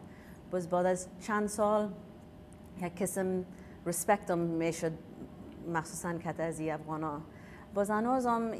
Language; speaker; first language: Persian; early bilingual, heritage; Persian